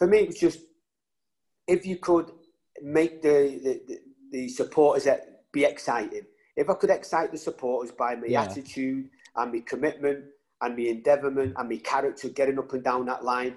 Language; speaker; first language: English; native; English